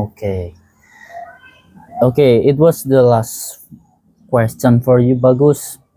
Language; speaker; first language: English; non-native, fluent; Indonesian